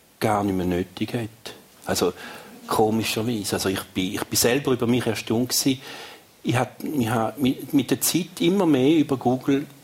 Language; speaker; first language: German; native; German